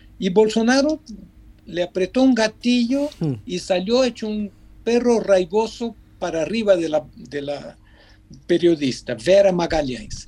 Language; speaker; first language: Spanish; non-native, fluent; Portuguese